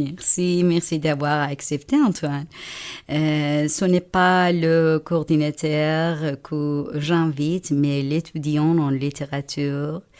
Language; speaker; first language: French; non-native, fluent; Persian